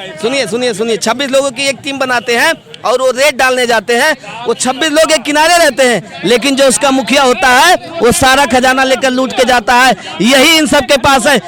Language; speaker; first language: Hindi; native; Hindi